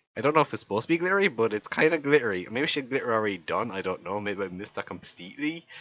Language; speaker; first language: English; native; English